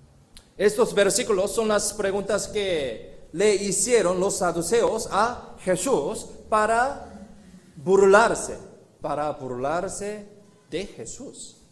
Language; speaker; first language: Spanish; non-native, fluent; Korean